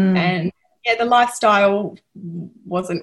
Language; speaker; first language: English; native; English